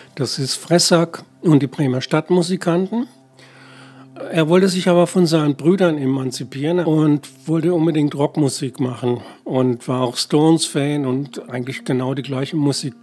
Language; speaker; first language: German; native; German